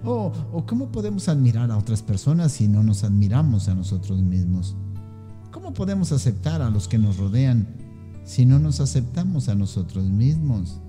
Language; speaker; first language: Spanish; native; Spanish